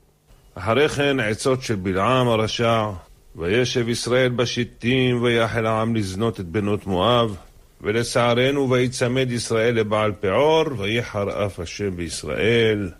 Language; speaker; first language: Hebrew; native; Hebrew